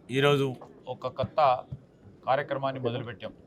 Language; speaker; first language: Telugu; native; Telugu